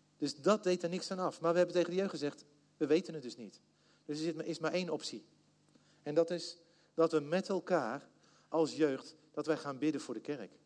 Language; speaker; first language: Dutch; native; Dutch